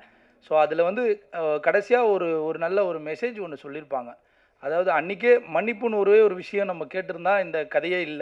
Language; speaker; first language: Tamil; native; Tamil